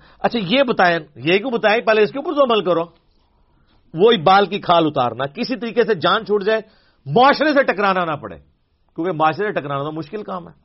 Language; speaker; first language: Urdu; non-native, local second language; Punjabi